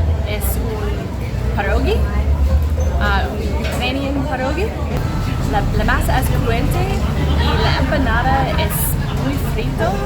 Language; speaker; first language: Spanish; non-native, learner; English